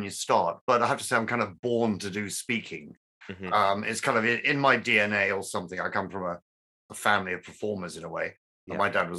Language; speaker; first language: English; native; English